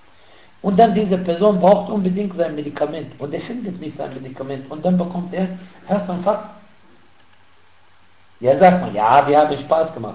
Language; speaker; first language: German; non-native, fluent; Arabic